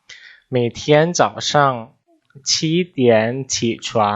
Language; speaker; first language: Chinese; non-native, fluent; Indonesian